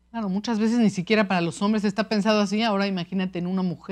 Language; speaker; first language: Spanish; native; Spanish